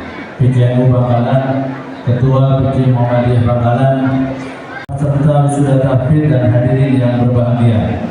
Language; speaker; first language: Indonesian; native; Indonesian